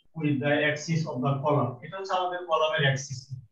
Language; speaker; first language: English; non-native, local second language; Bangla